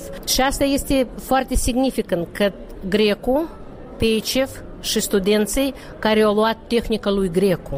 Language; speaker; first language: Romanian; non-native, local second language; Russian